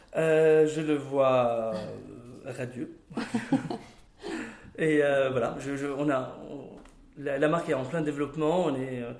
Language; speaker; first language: French; non-native, local second language; Arabic